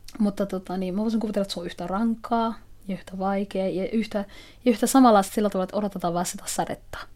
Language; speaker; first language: Finnish; non-native, fluent; Somali